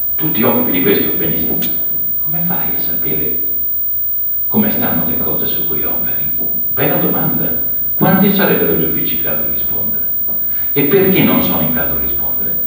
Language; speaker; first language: Italian; native; Italian